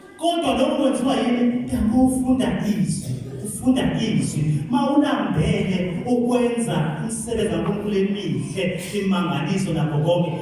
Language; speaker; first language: Zulu; non-native, local second language; Xhosa